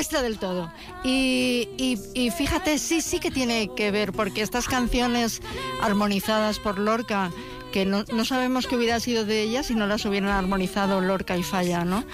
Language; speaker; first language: Spanish; native; Spanish